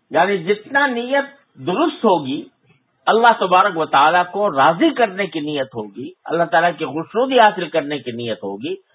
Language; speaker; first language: Urdu; native; Urdu